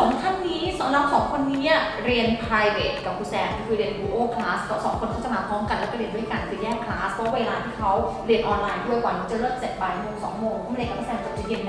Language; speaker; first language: Thai; native; Thai